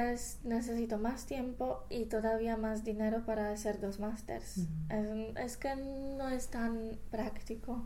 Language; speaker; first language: Spanish; non-native, fluent; English